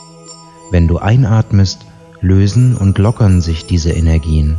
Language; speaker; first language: German; native; German